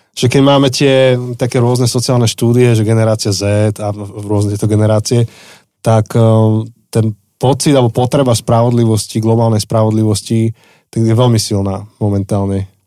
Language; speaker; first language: Slovak; native; Slovak